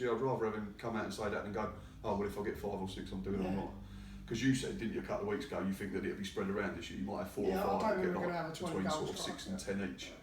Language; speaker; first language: English; native; English